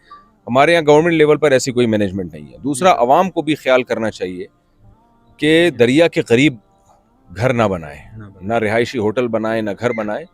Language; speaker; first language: Urdu; native; Urdu